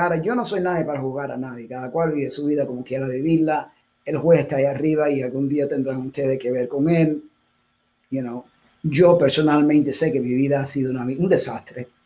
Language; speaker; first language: Spanish; early bilingual, heritage; Spanish